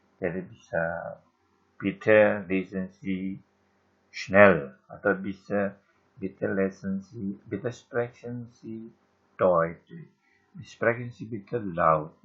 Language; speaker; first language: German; non-native, fluent; Indonesian